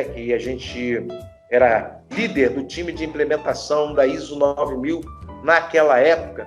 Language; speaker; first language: Portuguese; native; Portuguese